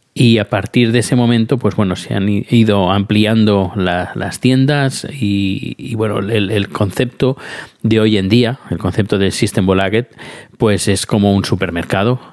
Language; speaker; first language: Spanish; native; Spanish